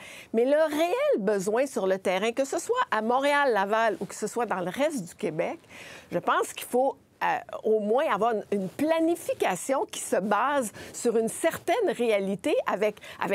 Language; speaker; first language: French; native; French